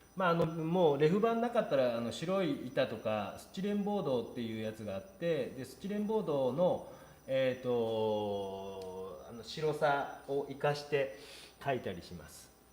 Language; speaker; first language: Japanese; native; Japanese